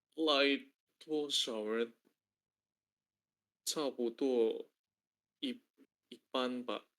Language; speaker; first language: Chinese; non-native, learner; Indonesian